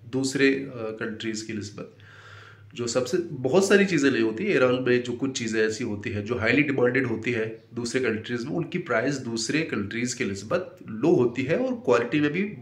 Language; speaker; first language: Urdu; non-native, fluent; Baluchi